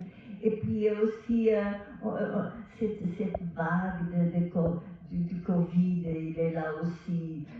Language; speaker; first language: French; non-native, fluent; Portuguese